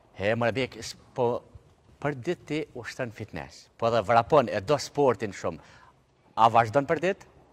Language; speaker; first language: Albanian; native; Albanian